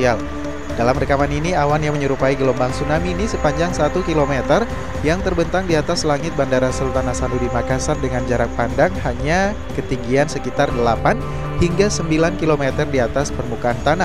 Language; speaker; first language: Indonesian; native; Indonesian